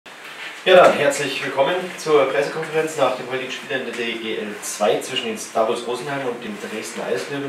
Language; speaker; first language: German; native; German